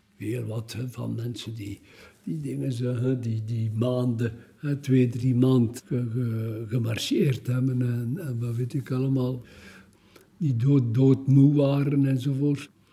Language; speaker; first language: Dutch; native; Dutch